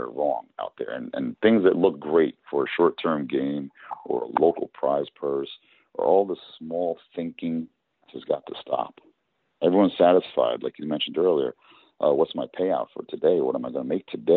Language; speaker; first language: English; native; English